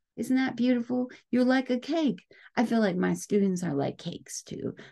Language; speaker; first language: English; native; English